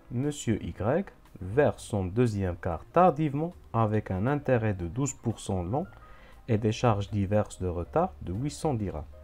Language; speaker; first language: French; non-native, local second language; Arabic